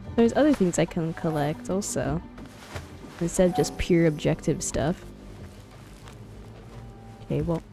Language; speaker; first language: English; native; English